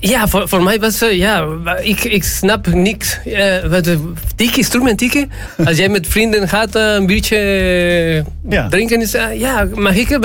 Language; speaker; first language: Dutch; non-native, learner; Spanish